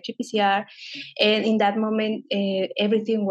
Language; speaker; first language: English; non-native, fluent; Spanish